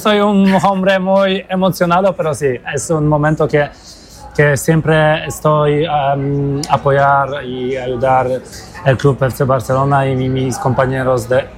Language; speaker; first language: Spanish; non-native, learner; Polish